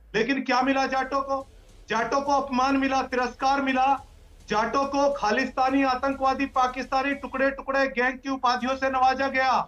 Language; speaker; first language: Hindi; native; Hindi